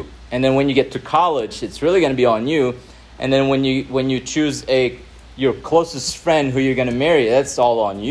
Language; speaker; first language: English; non-native, local second language; Filipino